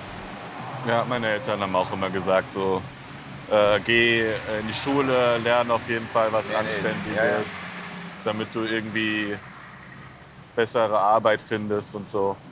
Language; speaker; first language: German; native; German